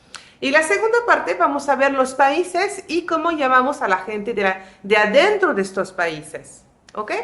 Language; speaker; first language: Spanish; non-native, fluent; French